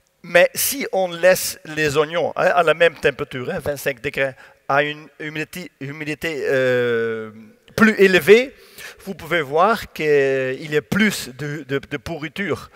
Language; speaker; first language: French; non-native, learner; Dutch